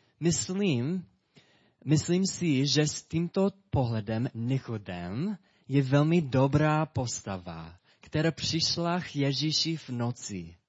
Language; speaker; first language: Czech; non-native, fluent; English